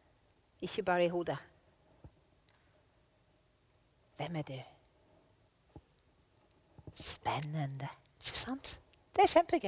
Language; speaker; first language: Norwegian; non-native, fluent; English